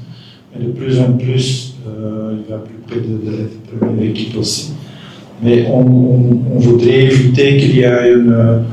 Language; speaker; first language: French; non-native, fluent; Dutch